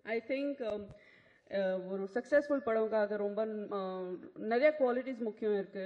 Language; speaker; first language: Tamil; non-native, learner; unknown